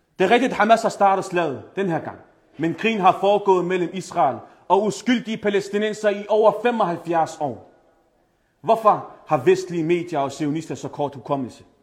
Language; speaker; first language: Danish; early bilingual, other home language; Arabic